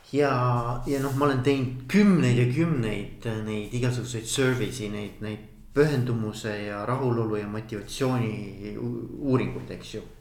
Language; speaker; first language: Estonian; native; Estonian